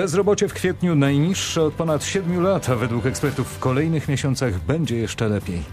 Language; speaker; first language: Polish; native; Polish